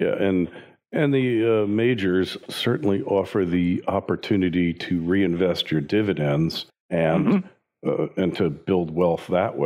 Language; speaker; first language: English; native; English